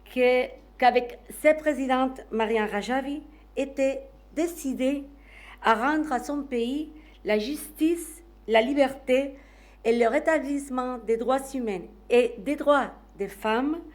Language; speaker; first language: French; non-native, fluent; Spanish